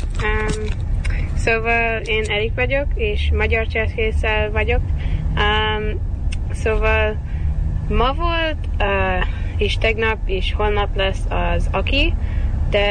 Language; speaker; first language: Hungarian; early bilingual, heritage; Hungarian